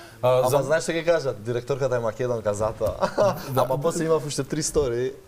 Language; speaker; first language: Macedonian; non-native, local second language; Albanian